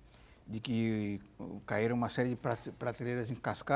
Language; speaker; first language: Portuguese; native; Portuguese